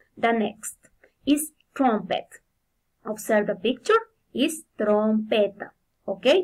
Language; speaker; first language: English; non-native, fluent; Spanish